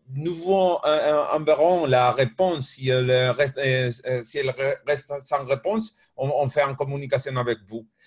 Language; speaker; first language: French; non-native, learner; Spanish